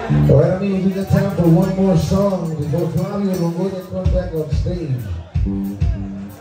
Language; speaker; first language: English; early bilingual, other home language; Spanish